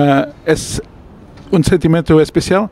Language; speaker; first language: Portuguese; non-native, learner; Spanish